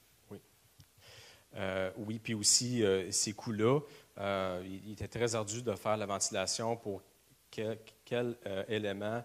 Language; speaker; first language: French; native; French